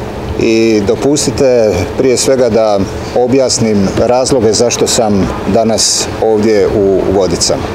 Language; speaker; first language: Serbian; native; Serbian